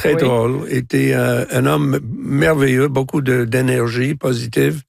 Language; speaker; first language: French; non-native, fluent; English